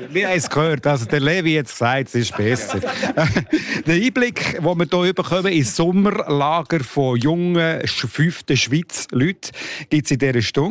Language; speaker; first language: German; native; German